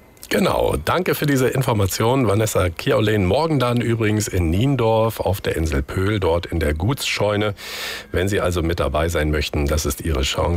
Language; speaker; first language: German; native; German